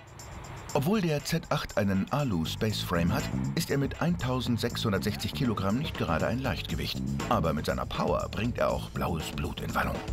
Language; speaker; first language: German; native; German